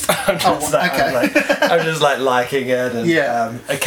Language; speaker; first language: English; native; English